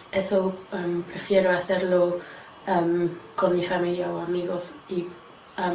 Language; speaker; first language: Spanish; non-native, learner; English